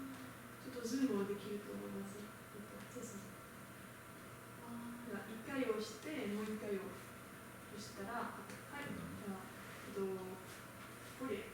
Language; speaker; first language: Japanese; non-native, learner; French